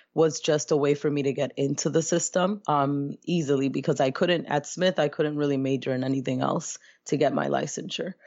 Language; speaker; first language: English; native; English